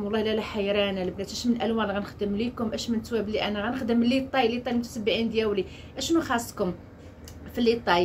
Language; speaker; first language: Arabic; native; Arabic